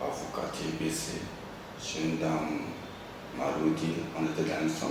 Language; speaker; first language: French; non-native, local second language; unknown